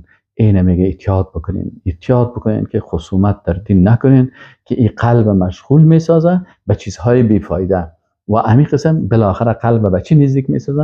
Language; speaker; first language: Persian; native; Persian